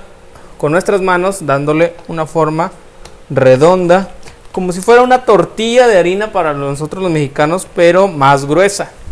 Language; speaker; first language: Spanish; native; Spanish